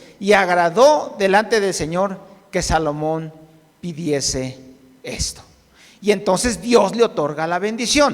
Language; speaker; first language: Spanish; native; Spanish